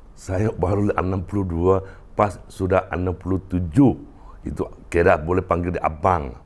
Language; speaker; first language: Malay; non-native, local second language; Cantonese